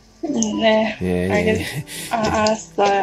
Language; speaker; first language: Korean; non-native, learner; Chinese